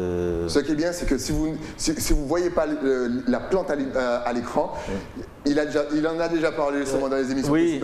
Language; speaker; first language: French; native; French